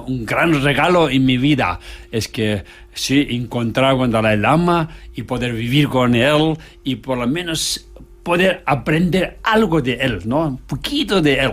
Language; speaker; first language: Spanish; non-native, learner; Tibetan